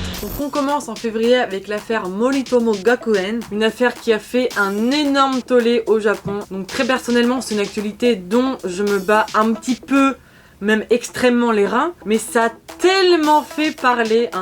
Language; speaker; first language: French; native; French